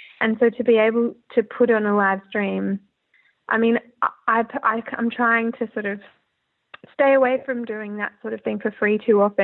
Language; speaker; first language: English; native; English